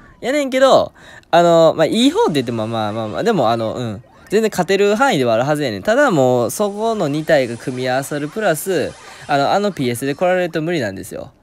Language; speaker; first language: Japanese; native; Japanese